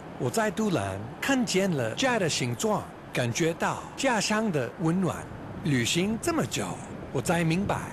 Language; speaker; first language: Chinese; non-native, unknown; English